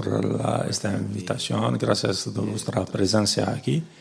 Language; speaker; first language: Spanish; non-native, learner; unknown